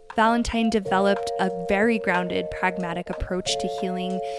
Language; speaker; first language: English; native; English